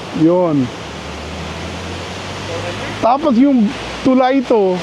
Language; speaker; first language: Filipino; non-native, learner; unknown